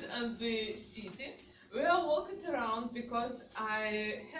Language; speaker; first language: English; non-native, learner; Russian